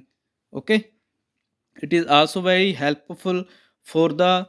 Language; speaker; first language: English; non-native, local second language; Punjabi